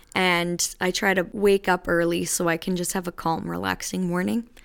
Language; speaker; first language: English; native; English